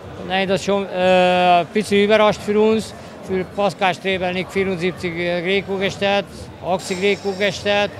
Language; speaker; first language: German; non-native, learner; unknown